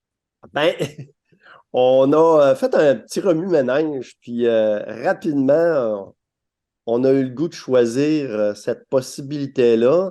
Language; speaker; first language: French; native; French